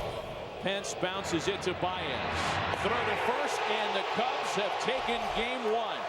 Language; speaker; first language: English; native; English